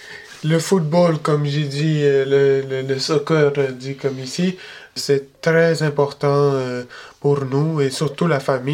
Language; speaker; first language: French; early bilingual, other home language; Spanish